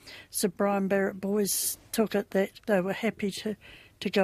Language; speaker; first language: English; native; English